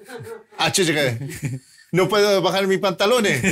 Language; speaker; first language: Spanish; early bilingual, heritage; Spanish